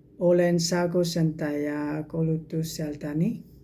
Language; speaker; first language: Finnish; non-native, learner; Burmese